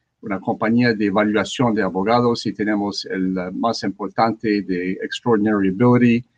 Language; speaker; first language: Spanish; non-native, learner; French